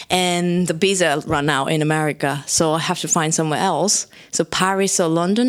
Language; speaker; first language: English; non-native, fluent; Japanese